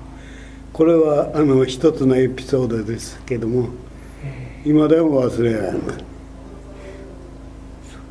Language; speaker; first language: Japanese; native; Japanese